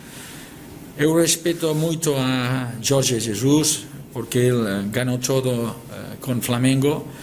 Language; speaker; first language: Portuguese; non-native, learner; Catalan